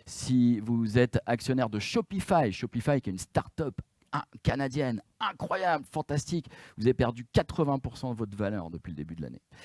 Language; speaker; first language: French; native; French